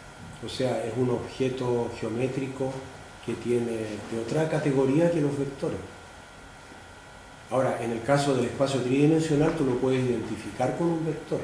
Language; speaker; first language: Spanish; native; Spanish